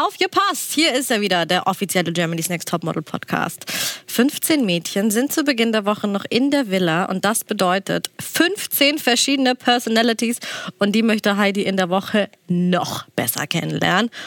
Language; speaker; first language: German; native; German